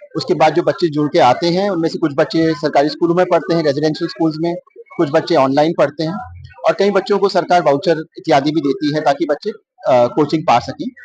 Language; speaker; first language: Hindi; native; Hindi